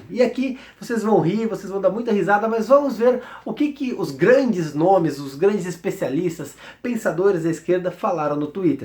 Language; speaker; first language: Portuguese; native; Portuguese